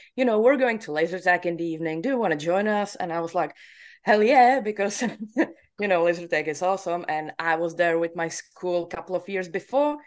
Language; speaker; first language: English; non-native, fluent; Czech